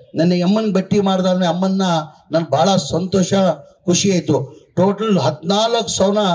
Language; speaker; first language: Kannada; non-native, local second language; Urdu